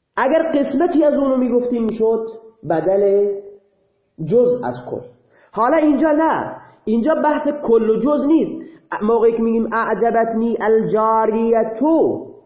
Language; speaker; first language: Persian; non-native, local second language; Baluchi